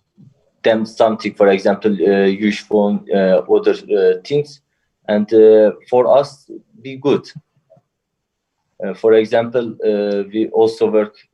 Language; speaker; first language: English; non-native, learner; Turkish